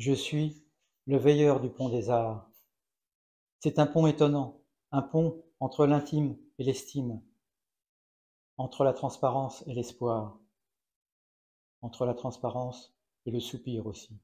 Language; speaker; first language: French; native; French